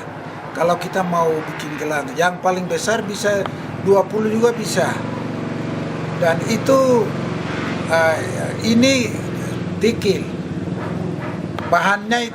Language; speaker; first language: Indonesian; non-native, local second language; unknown